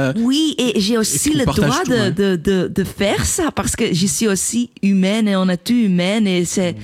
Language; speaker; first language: French; non-native, local second language; Dutch